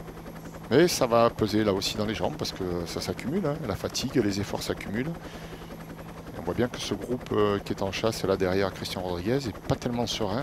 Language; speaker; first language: French; native; French